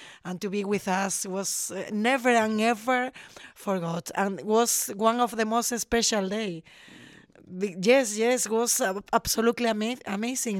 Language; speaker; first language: English; non-native, learner; Spanish